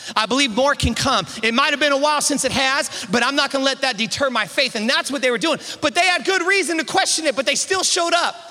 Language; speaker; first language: English; native; English